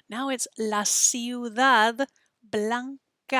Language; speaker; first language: Spanish; non-native, fluent; English